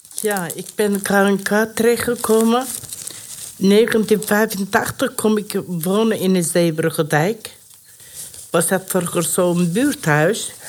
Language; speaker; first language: Dutch; non-native, learner; Persian